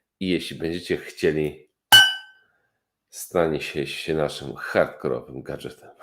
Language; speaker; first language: Polish; native; Polish